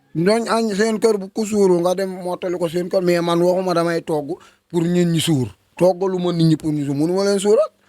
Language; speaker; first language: Wolof; native; Wolof